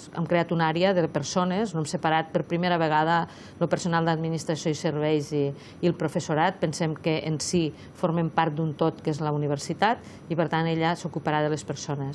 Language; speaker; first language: Catalan; native; Catalan